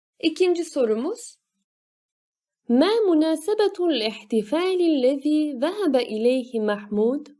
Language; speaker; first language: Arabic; non-native, fluent; Turkish